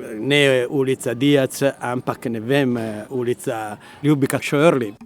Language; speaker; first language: Slovenian; non-native, learner; Italian